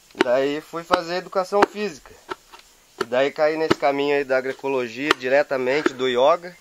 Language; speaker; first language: Portuguese; native; Portuguese